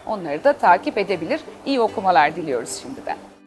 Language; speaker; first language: Turkish; native; Turkish